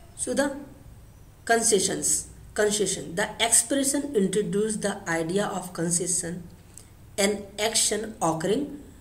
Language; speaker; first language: English; non-native, local second language; Hindi